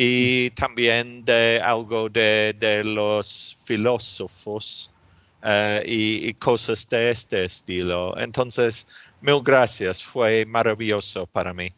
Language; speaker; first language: Spanish; non-native, learner; English